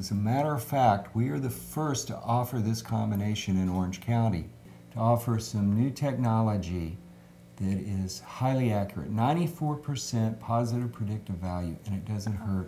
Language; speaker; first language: English; native; English